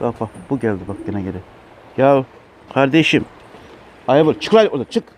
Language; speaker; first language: Turkish; native; Turkish